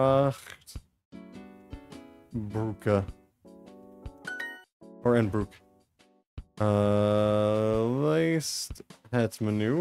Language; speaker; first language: Dutch; non-native, learner; English